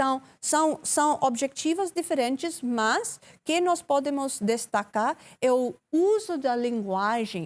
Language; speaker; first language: Portuguese; non-native, learner; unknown